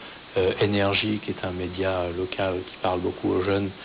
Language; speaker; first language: French; native; French